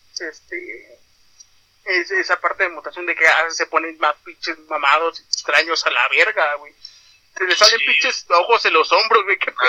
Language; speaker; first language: Spanish; native; Spanish